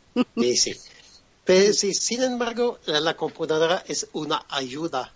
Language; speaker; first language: Spanish; non-native, fluent; French